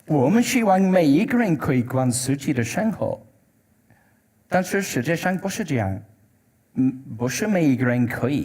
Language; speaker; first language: Chinese; non-native, learner; English